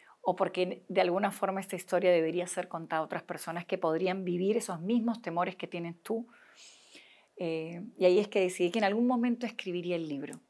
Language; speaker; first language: Spanish; native; Spanish